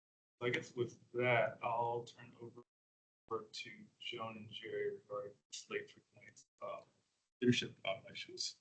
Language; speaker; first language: English; native; English